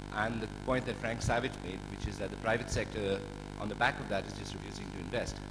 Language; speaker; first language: English; native; English